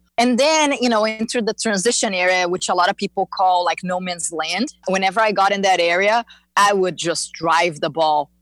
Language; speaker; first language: English; non-native, fluent; Portuguese